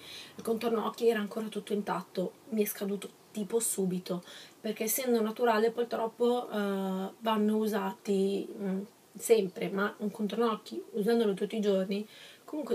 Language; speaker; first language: Italian; native; Italian